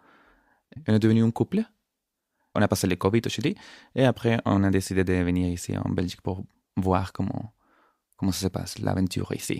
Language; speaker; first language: French; non-native, fluent; Spanish